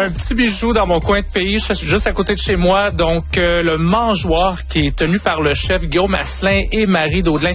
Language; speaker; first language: French; native; French